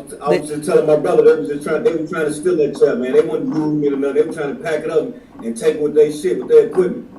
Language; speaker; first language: English; native; English